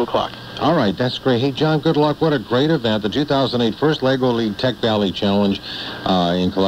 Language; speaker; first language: English; native; English